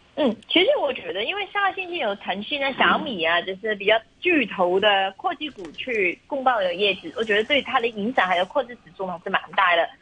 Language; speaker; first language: Chinese; non-native, local second language; Cantonese